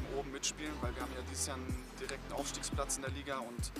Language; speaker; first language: German; native; German